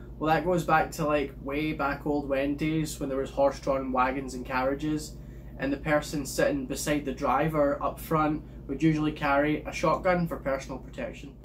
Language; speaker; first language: English; native; English